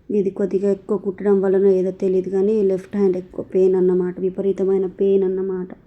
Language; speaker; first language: Telugu; native; Telugu